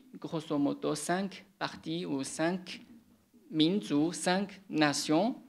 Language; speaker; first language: French; non-native, fluent; Chinese